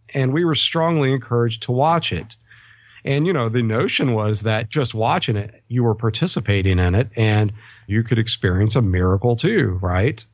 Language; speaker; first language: English; native; English